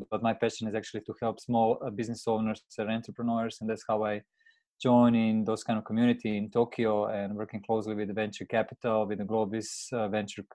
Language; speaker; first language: English; non-native, fluent; Croatian